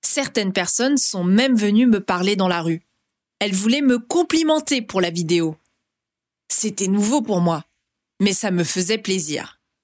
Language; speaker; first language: French; early bilingual, other home language; Vietnamese